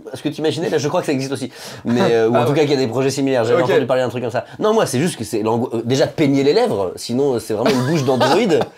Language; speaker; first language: French; native; French